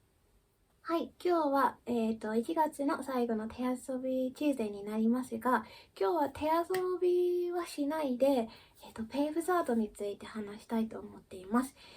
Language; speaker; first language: Japanese; early bilingual, heritage; Japanese